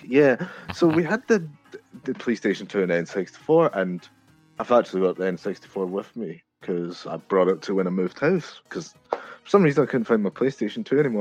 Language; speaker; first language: English; native; English